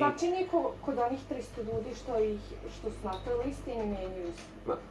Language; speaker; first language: Bosnian; native; Bosnian